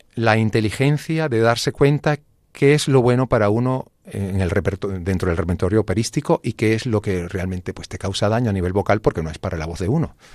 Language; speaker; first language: Spanish; native; Spanish